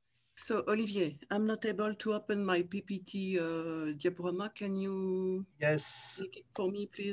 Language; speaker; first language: English; non-native, learner; French